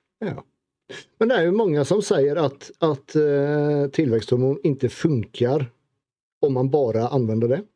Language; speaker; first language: Swedish; native; Swedish